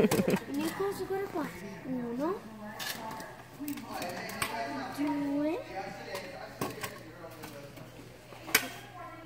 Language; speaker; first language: Italian; early bilingual, heritage; English